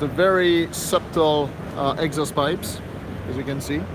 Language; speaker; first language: English; non-native, fluent; French